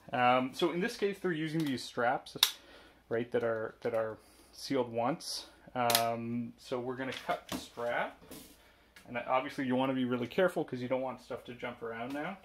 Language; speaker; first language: English; native; English